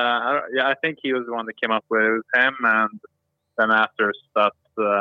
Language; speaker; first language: English; non-native, fluent; Swedish